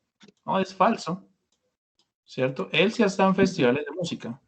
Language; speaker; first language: Spanish; non-native, fluent; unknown